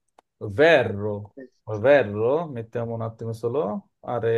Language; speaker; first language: Italian; non-native, learner; Bangla